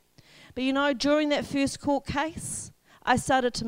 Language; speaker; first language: English; native; English